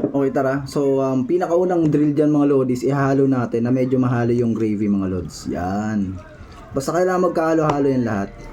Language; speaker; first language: Filipino; non-native, local second language; Bikol